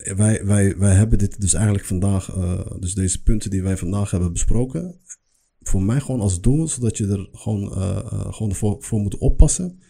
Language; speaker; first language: Dutch; early bilingual, other home language; Arabic